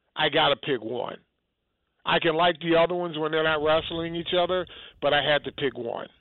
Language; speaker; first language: English; native; English